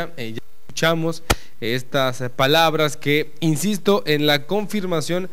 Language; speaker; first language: Spanish; native; Spanish